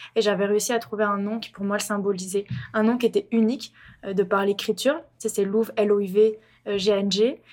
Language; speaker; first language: French; native; French